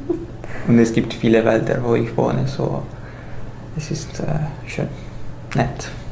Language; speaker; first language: German; non-native, learner; Italian